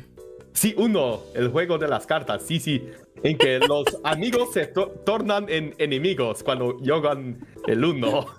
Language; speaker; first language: Spanish; non-native, learner; Portuguese